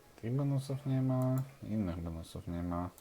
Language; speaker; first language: Polish; non-native, fluent; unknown